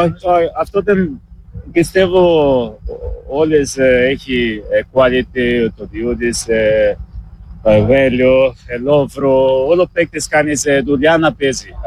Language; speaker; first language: Greek; non-native, learner; Portuguese